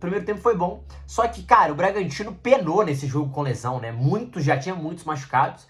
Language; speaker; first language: Portuguese; native; Portuguese